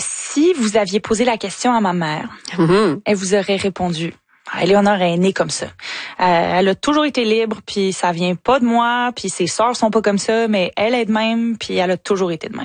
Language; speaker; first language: French; native; French